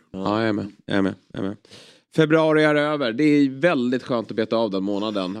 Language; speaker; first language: Swedish; native; Swedish